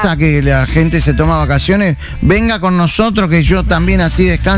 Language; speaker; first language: Spanish; native; Spanish